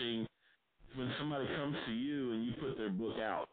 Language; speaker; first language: English; native; English